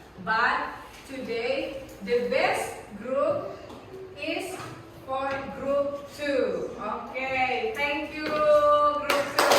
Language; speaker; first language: English; non-native, fluent; Indonesian